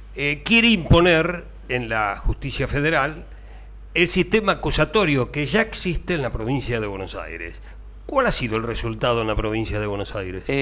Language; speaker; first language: Spanish; native; Spanish